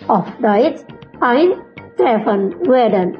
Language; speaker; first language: German; non-native, learner; Indonesian